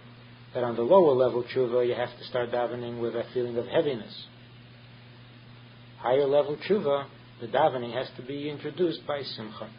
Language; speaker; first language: English; native; English